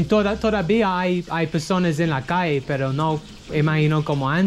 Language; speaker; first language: Spanish; non-native, learner; English